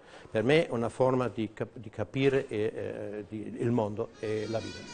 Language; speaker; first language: Italian; non-native, fluent; German